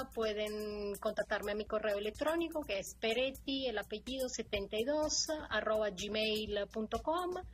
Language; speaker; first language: Spanish; non-native, fluent; Italian